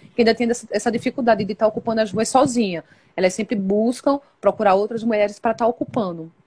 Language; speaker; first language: Portuguese; native; Portuguese